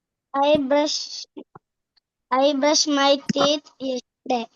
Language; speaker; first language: English; non-native, learner; Malayalam